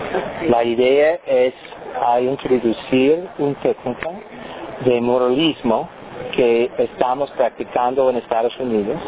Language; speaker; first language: Spanish; non-native, learner; English